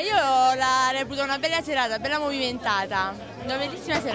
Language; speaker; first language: Italian; native; Italian